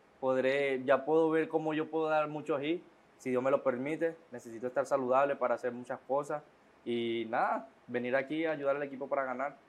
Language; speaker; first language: Spanish; native; Spanish